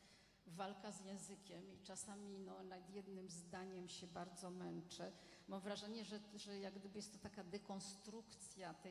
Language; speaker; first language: Polish; non-native, fluent; French